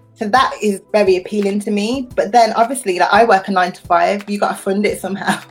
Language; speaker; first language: English; native; English